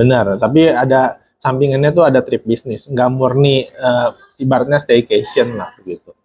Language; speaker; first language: Indonesian; native; Indonesian